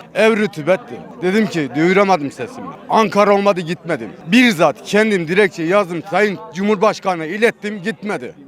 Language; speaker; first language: Turkish; non-native, local second language; Kurdish